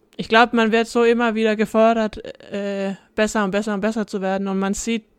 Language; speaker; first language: German; early bilingual, heritage; Danish